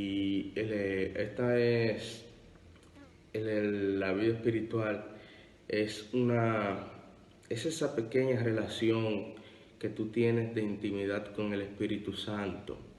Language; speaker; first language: Spanish; native; Spanish